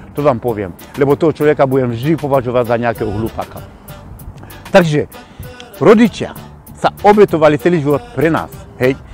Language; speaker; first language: Slovak; non-native, fluent; Bambara